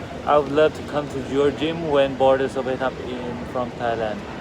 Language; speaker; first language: English; non-native, fluent; Thai